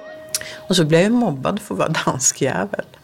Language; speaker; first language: Swedish; early bilingual, other home language; Danish